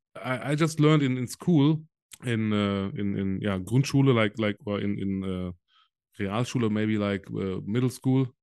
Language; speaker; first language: English; non-native, fluent; German